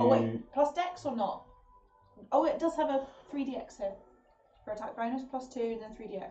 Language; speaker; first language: English; native; English